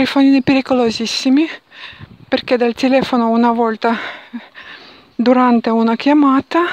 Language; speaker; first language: Italian; non-native, learner; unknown